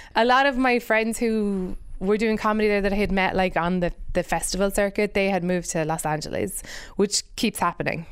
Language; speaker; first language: English; native; English